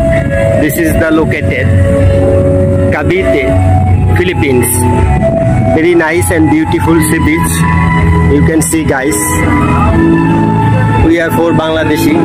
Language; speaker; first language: English; non-native, learner; Bangla